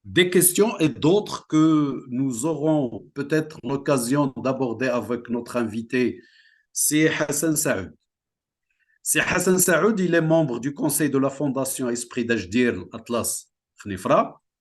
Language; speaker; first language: French; non-native, local second language; Central Atlas Tamazight